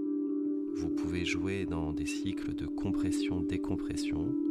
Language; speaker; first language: French; native; French